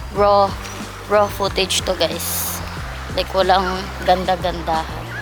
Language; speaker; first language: Filipino; early bilingual, heritage; Filipino